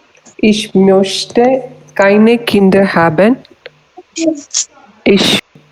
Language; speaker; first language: German; non-native, learner; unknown